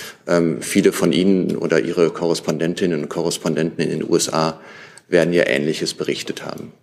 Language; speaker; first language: German; native; German